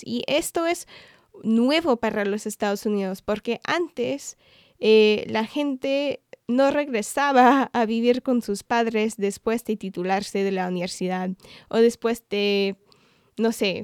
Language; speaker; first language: Spanish; non-native, fluent; English